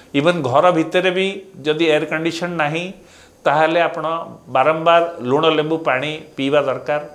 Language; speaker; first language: Odia; non-native, local second language; Hindi